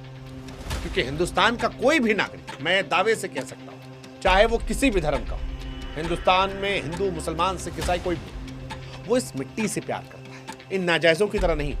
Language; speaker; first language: Hindi; native; Hindi